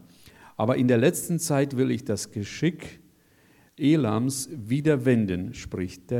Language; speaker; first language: German; native; German